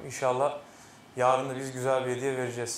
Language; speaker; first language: Turkish; native; Turkish